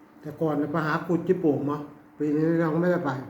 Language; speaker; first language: Thai; non-native, local second language; Lao